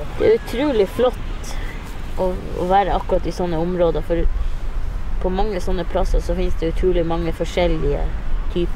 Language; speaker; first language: Norwegian; native; Norwegian